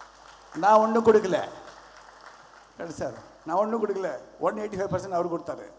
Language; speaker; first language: Tamil; non-native, learner; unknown